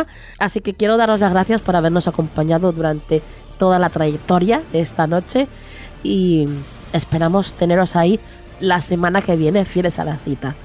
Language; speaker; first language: Spanish; native; Spanish